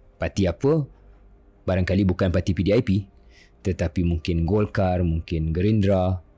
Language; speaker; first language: Malay; native; Malay